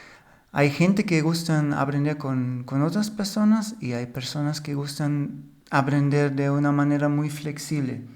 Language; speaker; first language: Spanish; non-native, fluent; German